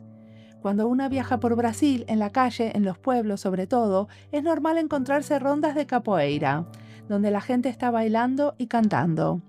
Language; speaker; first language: Spanish; native; Spanish